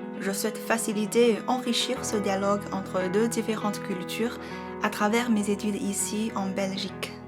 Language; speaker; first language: French; non-native, fluent; Chinese